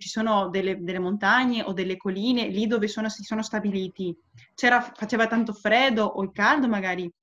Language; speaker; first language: Italian; non-native, fluent; Spanish